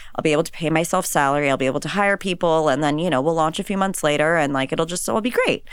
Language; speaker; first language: English; native; English